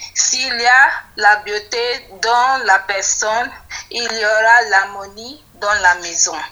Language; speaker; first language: French; non-native, learner; Yoruba